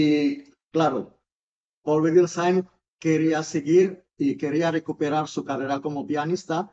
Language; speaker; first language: Spanish; non-native, fluent; Indonesian